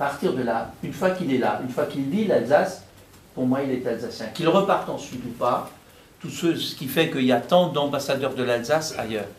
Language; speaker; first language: French; native; French